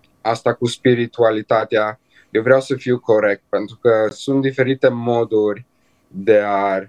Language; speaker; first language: Romanian; early bilingual, heritage; Romanian